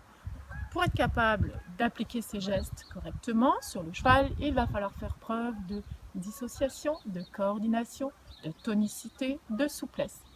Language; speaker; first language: French; native; French